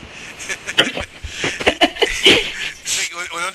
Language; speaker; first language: French; native; French